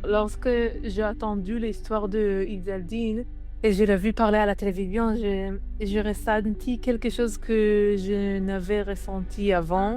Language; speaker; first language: French; non-native, learner; Hebrew